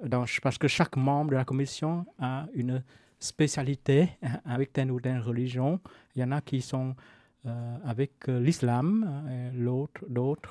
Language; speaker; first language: French; non-native, fluent; Vietnamese